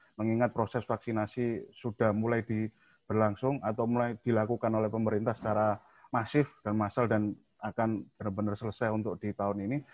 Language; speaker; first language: Indonesian; native; Indonesian